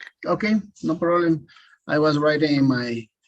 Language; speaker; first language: English; non-native, learner; Spanish